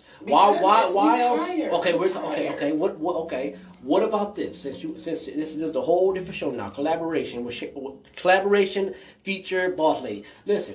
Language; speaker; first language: English; native; English